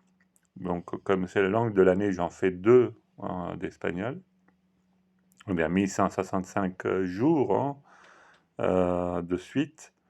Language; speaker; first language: French; non-native, fluent; Italian